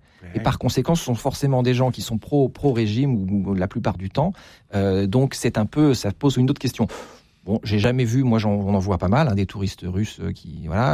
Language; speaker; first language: French; native; French